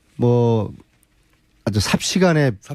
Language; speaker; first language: Korean; native; Korean